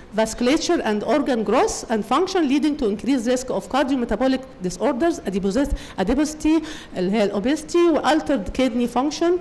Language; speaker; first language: English; non-native, fluent; Arabic